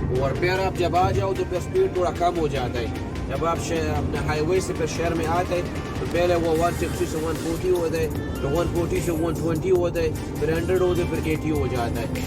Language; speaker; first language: Urdu; non-native, local second language; Pashto